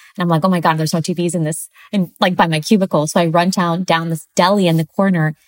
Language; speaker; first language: English; early bilingual, other home language; Spanish